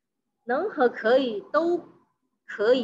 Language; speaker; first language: Chinese; non-native, fluent; Indonesian